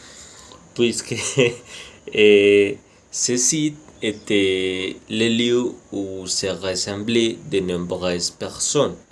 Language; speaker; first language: French; non-native, learner; Spanish